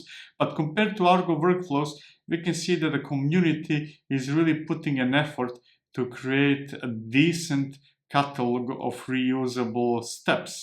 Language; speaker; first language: English; non-native, fluent; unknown